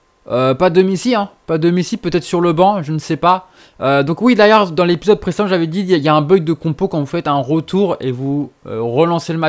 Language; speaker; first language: French; native; French